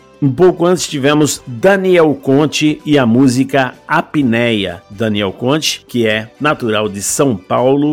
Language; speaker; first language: Portuguese; native; Portuguese